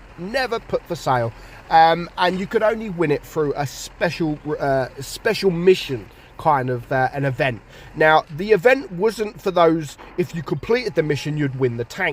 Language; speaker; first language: English; native; English